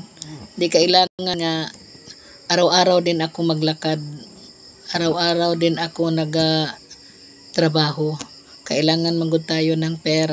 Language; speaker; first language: Filipino; non-native, local second language; Cebuano